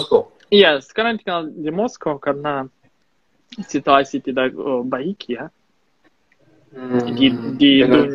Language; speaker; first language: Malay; non-native, fluent; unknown